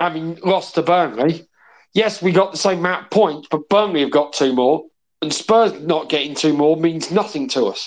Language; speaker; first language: English; native; English